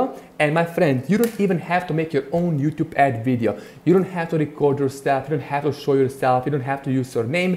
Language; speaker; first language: English; non-native, fluent; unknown